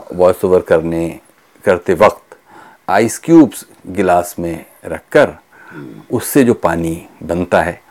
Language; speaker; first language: Hindi; native; Hindi